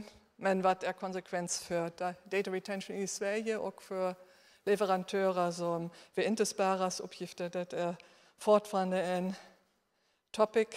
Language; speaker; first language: Swedish; non-native, fluent; German